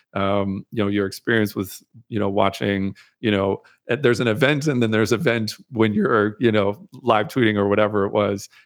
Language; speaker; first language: English; native; English